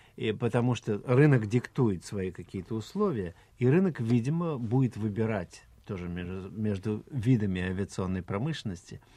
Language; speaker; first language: Russian; native; Russian